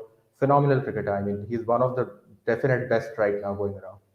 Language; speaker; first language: English; non-native, local second language; Hindi